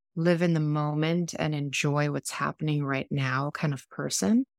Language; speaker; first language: English; non-native, fluent; German